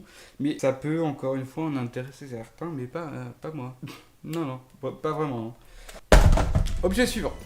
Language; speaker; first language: French; native; French